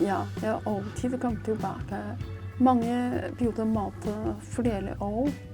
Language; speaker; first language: Norwegian; non-native, learner; Chinese